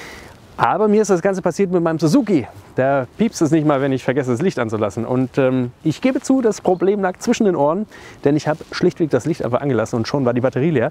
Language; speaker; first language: German; native; German